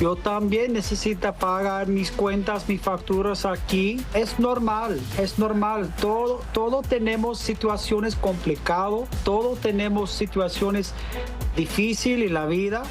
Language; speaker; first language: Spanish; non-native, learner; English